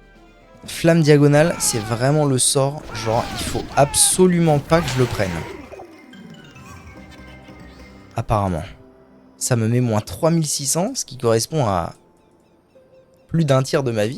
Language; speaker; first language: French; native; French